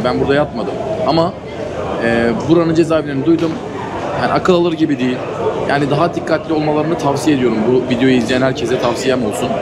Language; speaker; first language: Turkish; native; Turkish